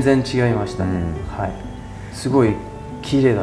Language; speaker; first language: Japanese; non-native, fluent; French